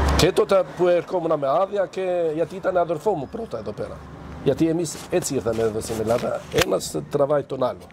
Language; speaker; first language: Greek; non-native, fluent; Albanian